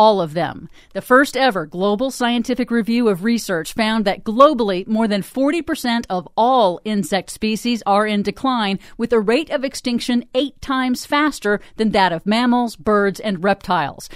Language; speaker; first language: English; native; English